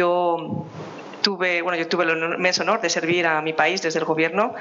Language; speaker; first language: Spanish; native; Spanish